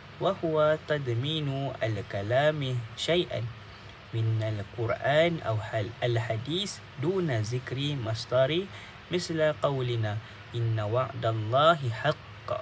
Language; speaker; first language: Arabic; non-native, local second language; Malay